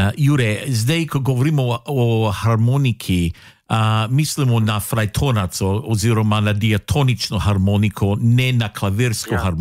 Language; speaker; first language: Slovenian; native; Slovenian